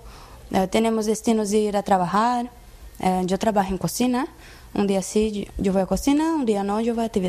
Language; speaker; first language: Spanish; non-native, learner; Portuguese